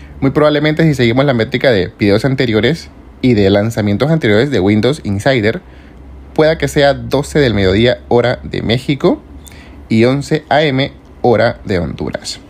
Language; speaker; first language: Spanish; native; Spanish